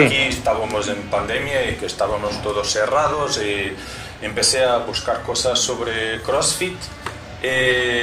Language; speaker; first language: Spanish; non-native, learner; Portuguese